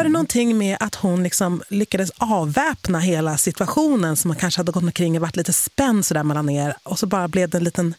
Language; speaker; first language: Swedish; native; Swedish